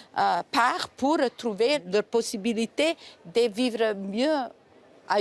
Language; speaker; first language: French; non-native, fluent; Macedonian